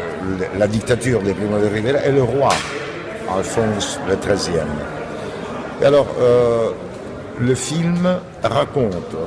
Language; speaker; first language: French; non-native, fluent; Spanish